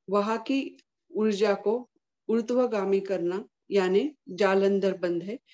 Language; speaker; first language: Hindi; non-native, local second language; Marathi